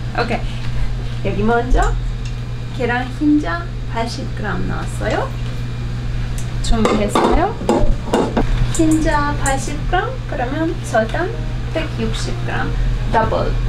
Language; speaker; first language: Korean; non-native, learner; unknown